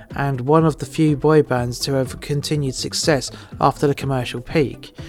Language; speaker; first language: English; native; English